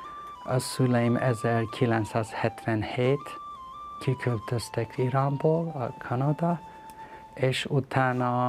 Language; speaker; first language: Hungarian; non-native, learner; Persian